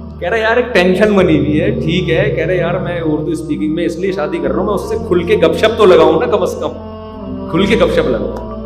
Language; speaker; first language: Urdu; native; Urdu